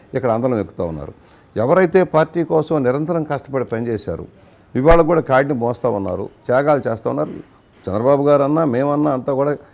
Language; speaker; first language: Telugu; native; Telugu